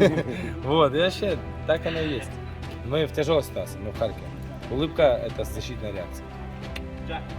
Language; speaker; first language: Russian; native; Russian